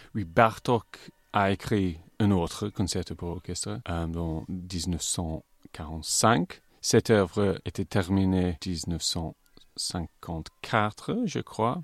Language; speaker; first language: French; non-native, fluent; English